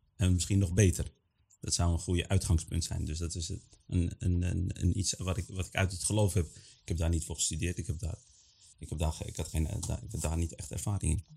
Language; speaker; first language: Dutch; early bilingual, other home language; Arabic